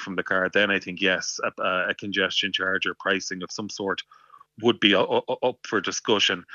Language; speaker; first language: English; native; English